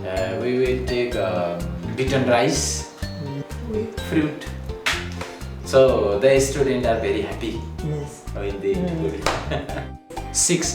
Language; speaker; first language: English; non-native, learner; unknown